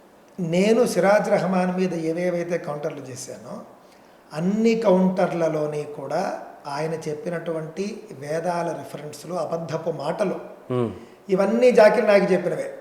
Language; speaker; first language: Telugu; native; Telugu